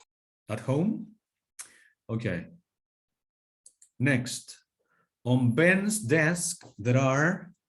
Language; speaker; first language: English; non-native, fluent; Spanish